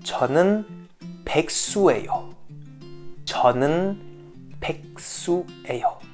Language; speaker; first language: Korean; non-native, fluent; French